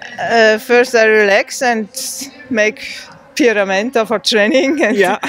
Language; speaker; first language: English; non-native, learner; German